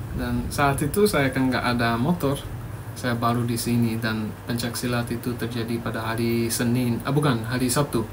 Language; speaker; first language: Indonesian; non-native, fluent; Bangla